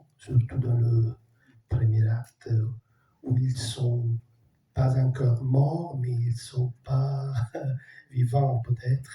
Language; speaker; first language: French; non-native, fluent; Italian